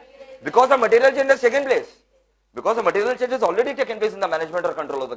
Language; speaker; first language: English; non-native, local second language; Hindi